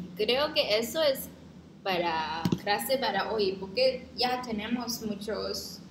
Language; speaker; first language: Spanish; non-native, learner; Chinese